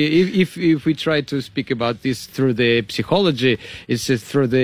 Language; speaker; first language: English; non-native, learner; Russian